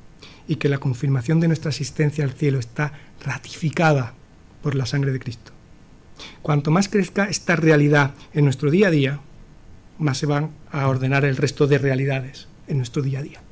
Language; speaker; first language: Spanish; native; Spanish